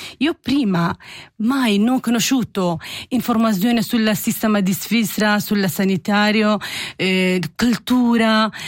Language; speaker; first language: Italian; non-native, learner; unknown